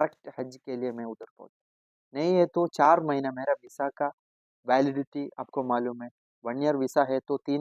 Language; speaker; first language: Hindi; non-native, local second language; Malayalam